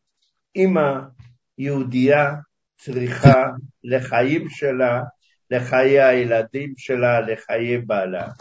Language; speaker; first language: Hebrew; early bilingual, other home language; Hungarian